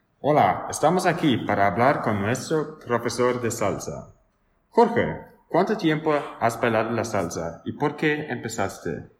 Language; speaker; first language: Spanish; non-native, learner; German